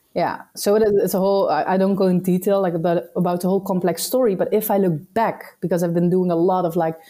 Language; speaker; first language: English; non-native, fluent; Dutch